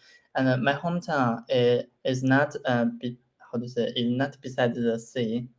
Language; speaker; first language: English; non-native, learner; Chinese